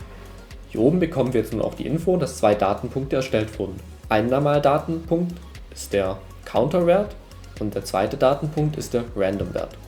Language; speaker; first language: German; native; German